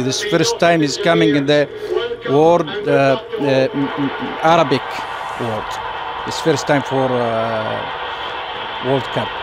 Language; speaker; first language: English; non-native, learner; Arabic